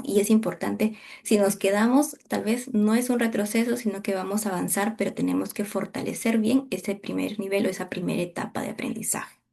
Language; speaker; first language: Spanish; native; Spanish